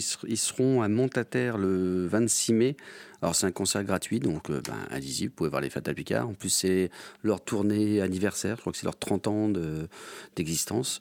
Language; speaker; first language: French; native; French